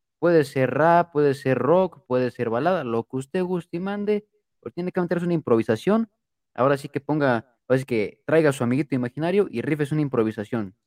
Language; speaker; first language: Spanish; native; Spanish